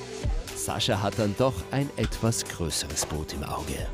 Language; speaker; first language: German; native; German